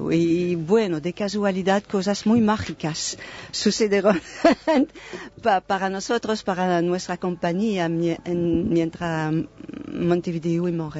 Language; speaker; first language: Spanish; non-native, fluent; French